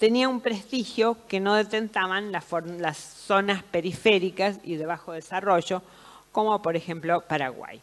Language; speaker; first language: Spanish; native; Spanish